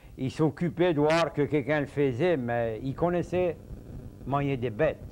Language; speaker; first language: French; early bilingual, heritage; French